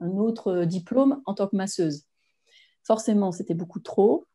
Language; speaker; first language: French; native; French